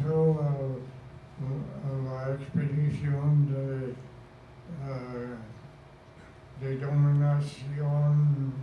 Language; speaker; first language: Spanish; non-native, fluent; English